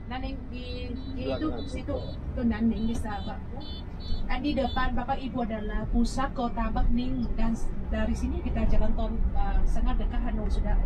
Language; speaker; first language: Indonesian; non-native, fluent; Vietnamese